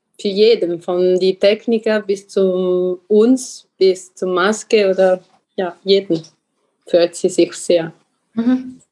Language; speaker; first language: German; non-native, learner; Italian